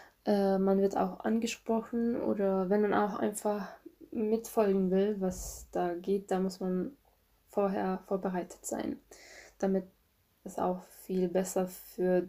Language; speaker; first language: German; non-native, fluent; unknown